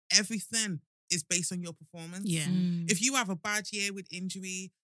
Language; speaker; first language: English; native; English